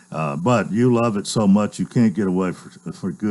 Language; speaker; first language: English; native; English